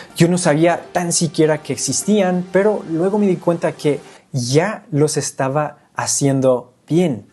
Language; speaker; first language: Spanish; non-native, fluent; English